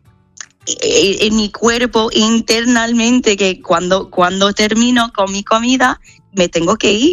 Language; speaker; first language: Spanish; non-native, fluent; English